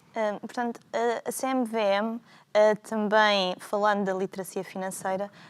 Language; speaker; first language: Portuguese; native; Portuguese